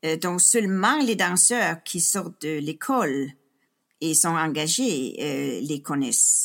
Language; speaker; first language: French; non-native, fluent; Danish